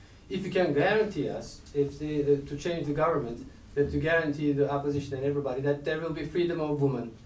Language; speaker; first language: English; non-native, fluent; Turkish